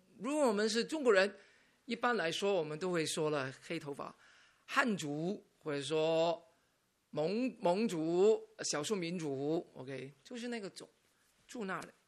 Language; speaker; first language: Chinese; non-native, local second language; Cantonese